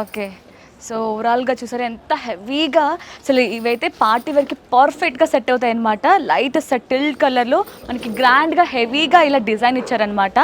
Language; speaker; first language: Telugu; native; Telugu